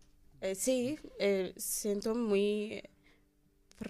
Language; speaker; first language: Spanish; non-native, learner; Arabic